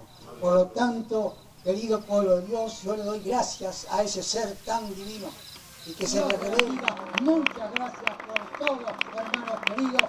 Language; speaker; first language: Spanish; native; Spanish